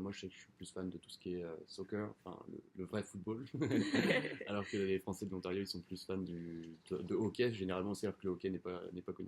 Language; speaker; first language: French; native; French